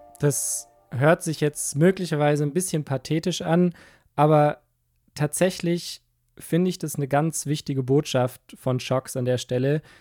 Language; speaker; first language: German; native; German